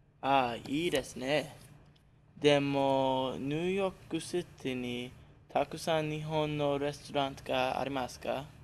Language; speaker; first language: Japanese; non-native, learner; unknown